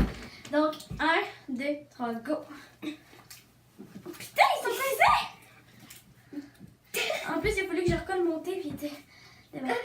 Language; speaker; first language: French; native; French